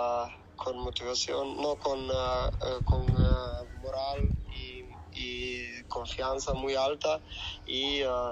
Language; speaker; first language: Spanish; non-native, fluent; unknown